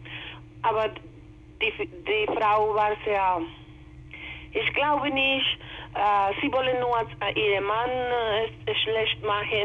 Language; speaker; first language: German; non-native, learner; Spanish